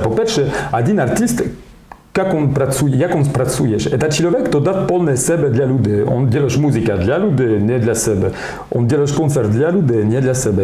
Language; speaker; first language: Ukrainian; non-native, learner; French